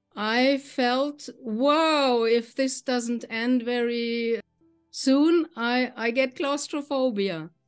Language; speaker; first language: English; non-native, fluent; German